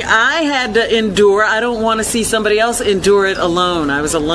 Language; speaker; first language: English; native; English